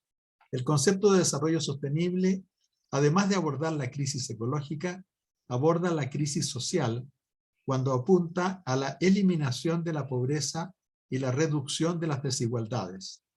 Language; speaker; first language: Spanish; native; Spanish